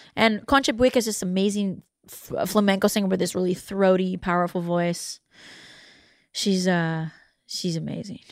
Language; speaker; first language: English; native; English